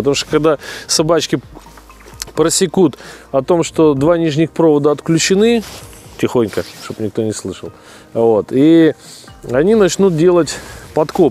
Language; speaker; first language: Russian; native; Russian